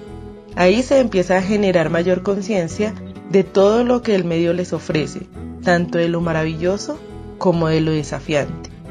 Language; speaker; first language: Spanish; native; Spanish